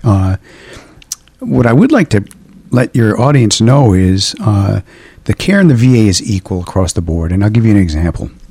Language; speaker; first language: English; native; English